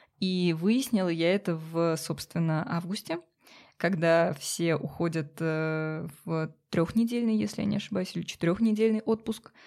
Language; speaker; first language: Russian; native; Russian